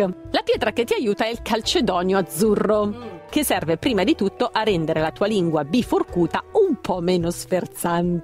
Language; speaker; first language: Italian; native; Italian